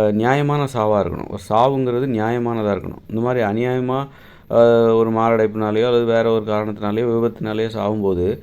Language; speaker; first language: Tamil; native; Tamil